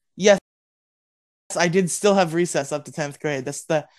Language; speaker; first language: English; native; English